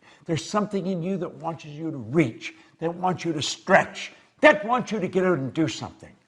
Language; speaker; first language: English; native; English